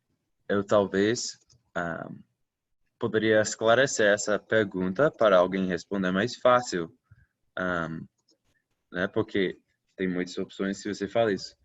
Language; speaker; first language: Portuguese; non-native, fluent; English